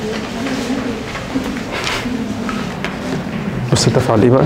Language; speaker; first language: Arabic; native; Arabic